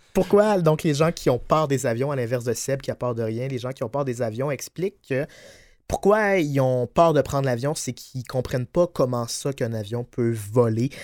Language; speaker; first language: French; native; French